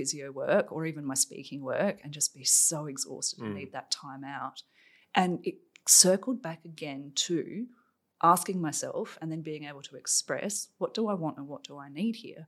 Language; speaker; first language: English; native; English